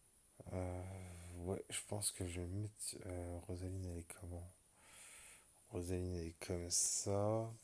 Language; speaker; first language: French; native; French